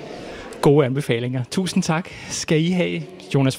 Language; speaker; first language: Danish; native; Danish